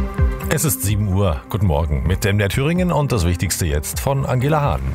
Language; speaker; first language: German; native; German